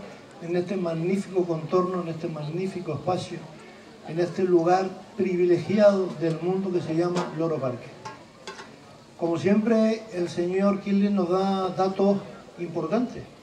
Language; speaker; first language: Spanish; native; Spanish